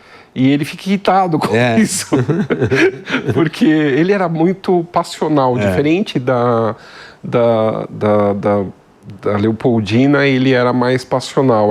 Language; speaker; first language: Portuguese; native; Portuguese